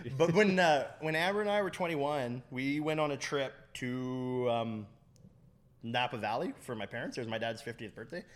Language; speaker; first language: English; native; English